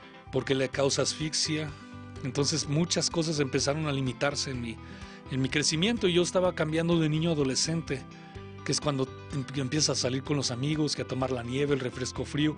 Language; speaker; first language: Spanish; native; Spanish